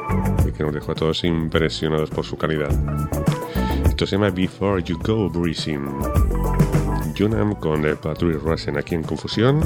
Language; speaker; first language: Spanish; native; Spanish